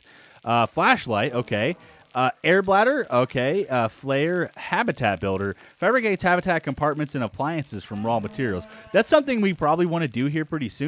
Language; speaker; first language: English; native; English